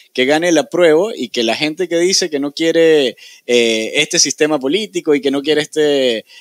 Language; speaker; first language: Spanish; native; Spanish